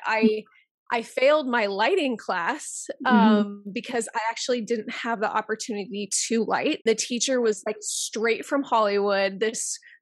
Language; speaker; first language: English; native; English